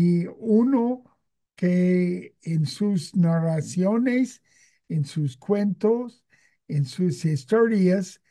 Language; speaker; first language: Spanish; non-native, fluent; English